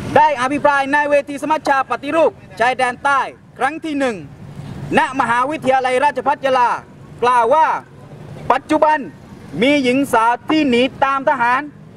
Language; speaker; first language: Thai; non-native, local second language; Pattani Malay